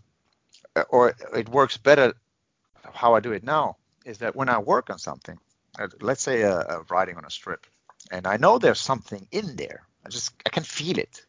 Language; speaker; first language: English; non-native, fluent; Finnish